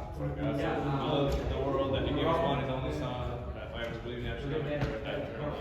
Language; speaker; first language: English; early bilingual, other home language; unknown